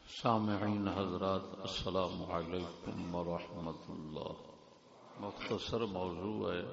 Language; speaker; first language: Urdu; non-native, local second language; Punjabi